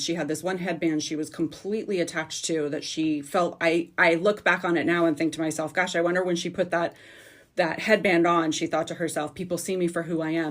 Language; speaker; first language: English; native; English